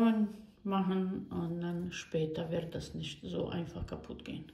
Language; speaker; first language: German; non-native, learner; Croatian